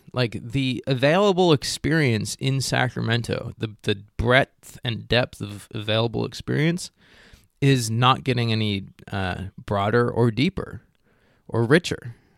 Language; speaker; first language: English; native; English